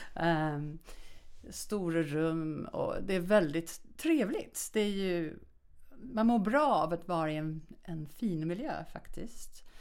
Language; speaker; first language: Swedish; non-native, fluent; English